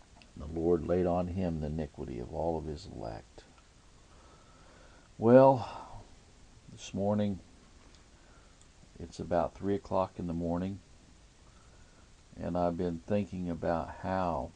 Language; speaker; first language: English; native; English